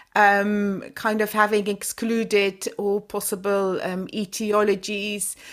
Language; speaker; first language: English; non-native, fluent; Dutch